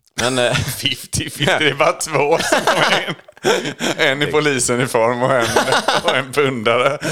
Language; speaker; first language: Swedish; native; Swedish